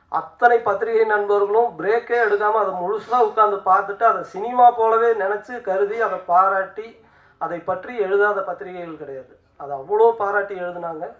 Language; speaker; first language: Tamil; native; Tamil